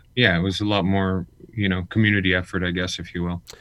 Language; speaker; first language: English; early bilingual, other home language; Armenian